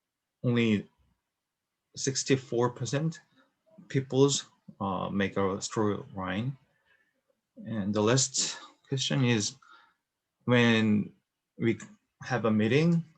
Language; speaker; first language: English; non-native, learner; Korean